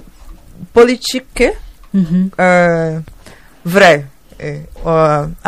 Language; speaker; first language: French; non-native, learner; Portuguese